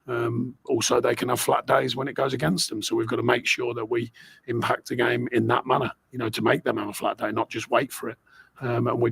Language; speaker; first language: English; native; English